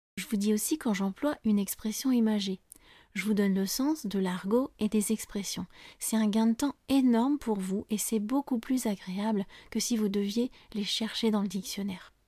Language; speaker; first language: French; native; French